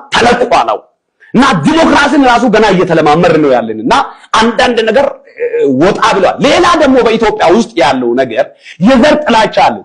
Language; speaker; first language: Amharic; non-native, local second language; Oromo